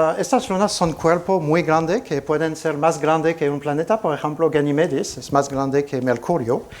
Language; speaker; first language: Spanish; non-native, fluent; French